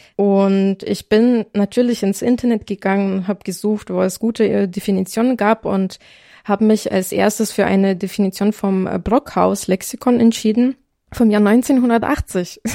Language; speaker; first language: German; non-native, fluent; Ukrainian